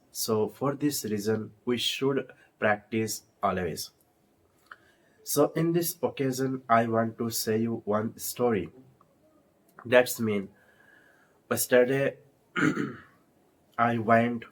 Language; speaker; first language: English; non-native, learner; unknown